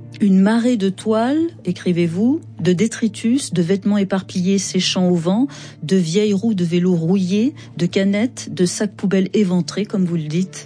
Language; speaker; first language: French; native; French